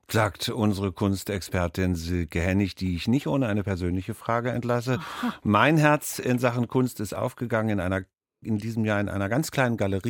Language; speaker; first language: German; native; German